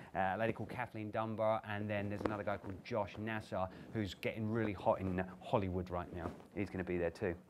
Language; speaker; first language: English; native; English